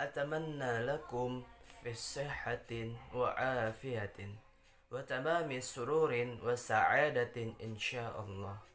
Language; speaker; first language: Arabic; non-native, learner; Indonesian